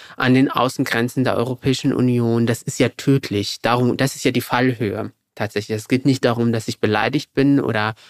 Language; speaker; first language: German; early bilingual, other home language; Arabic